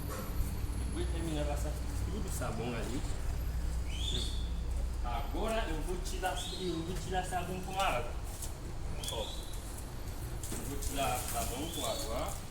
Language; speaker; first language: Portuguese; non-native, learner; Haitian Creole